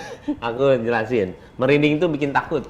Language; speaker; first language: Indonesian; native; Indonesian